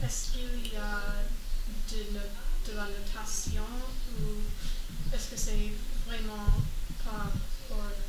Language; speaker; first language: French; non-native, learner; English